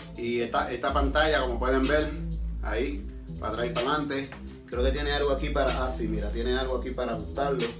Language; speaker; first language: Spanish; early bilingual, heritage; Spanish